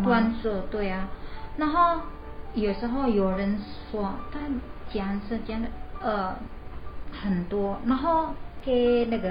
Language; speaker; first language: Chinese; non-native, learner; Indonesian